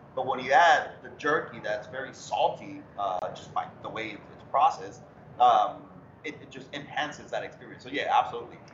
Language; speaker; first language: English; early bilingual, other home language; Spanish